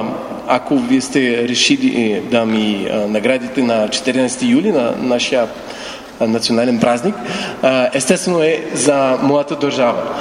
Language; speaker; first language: Bulgarian; non-native, fluent; French